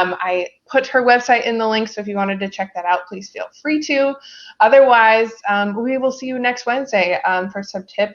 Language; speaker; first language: English; native; English